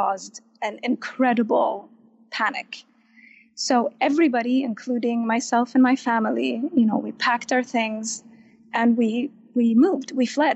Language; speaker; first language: English; non-native, fluent; Arabic